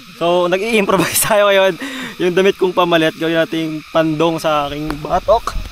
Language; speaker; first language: Filipino; native; Filipino